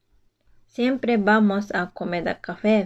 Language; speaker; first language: Spanish; non-native, fluent; Japanese